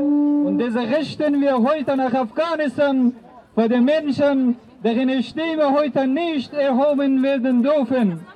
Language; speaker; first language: German; non-native, fluent; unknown